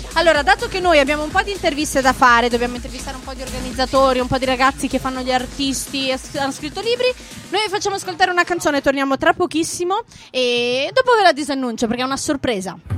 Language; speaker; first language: Italian; native; Italian